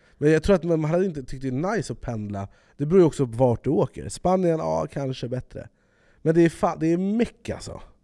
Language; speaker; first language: Swedish; native; Swedish